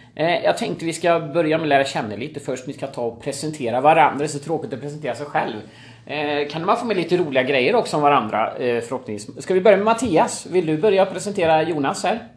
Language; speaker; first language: Swedish; native; Swedish